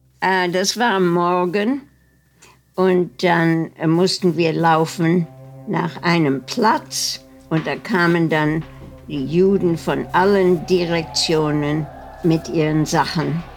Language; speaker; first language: German; non-native, fluent; Dutch